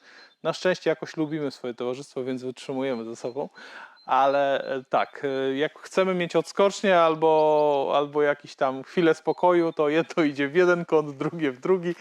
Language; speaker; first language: Polish; native; Polish